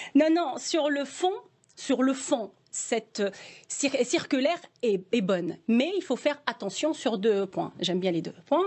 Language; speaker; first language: French; non-native, local second language; Arabic